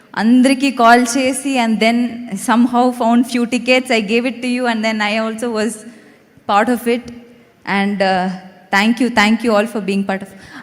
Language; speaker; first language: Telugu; non-native, local second language; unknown